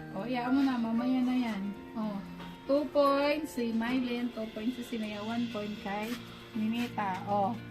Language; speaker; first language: Filipino; native; Filipino